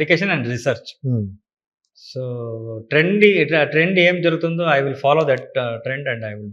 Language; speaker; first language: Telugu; non-native, learner; Kannada